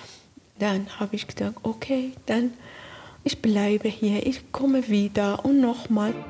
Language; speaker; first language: German; non-native, learner; Persian